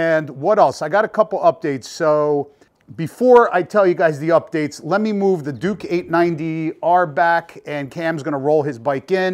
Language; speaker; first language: English; native; English